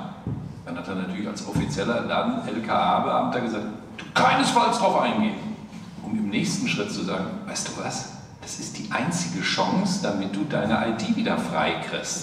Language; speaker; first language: German; native; German